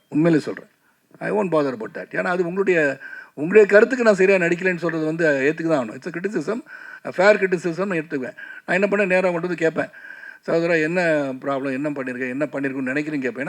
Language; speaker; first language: Tamil; native; Tamil